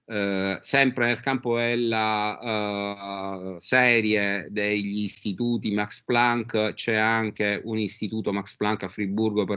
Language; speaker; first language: Italian; native; Italian